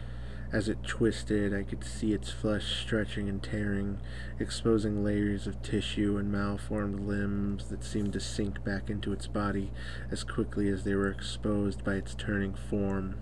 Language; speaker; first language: English; native; English